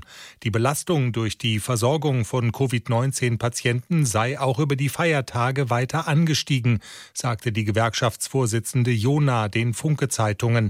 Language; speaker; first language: German; native; German